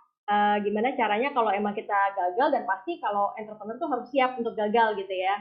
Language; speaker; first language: Indonesian; native; Indonesian